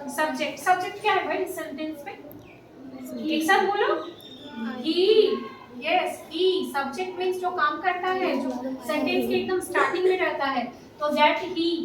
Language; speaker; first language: Hindi; native; Hindi